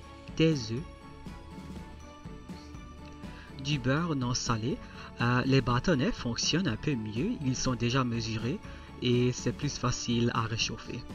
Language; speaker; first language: French; non-native, local second language; English